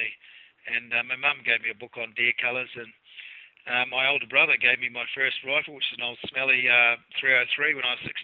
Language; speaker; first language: English; native; English